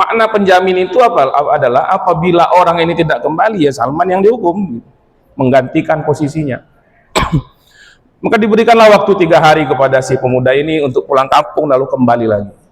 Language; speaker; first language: Indonesian; native; Indonesian